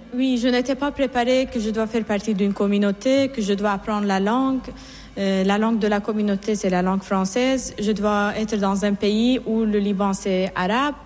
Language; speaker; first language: French; non-native, fluent; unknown